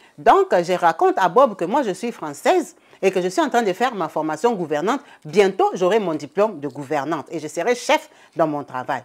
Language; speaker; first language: French; non-native, local second language; Lingala